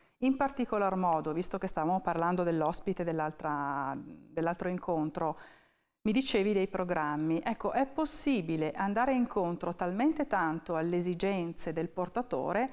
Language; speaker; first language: Italian; native; Italian